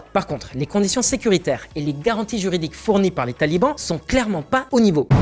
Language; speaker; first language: French; native; French